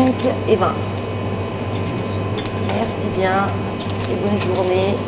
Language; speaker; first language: French; native; French